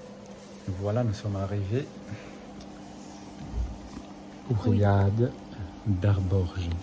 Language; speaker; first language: French; non-native, fluent; German